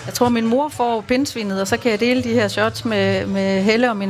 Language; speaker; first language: Danish; native; Danish